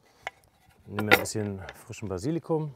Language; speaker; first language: German; native; German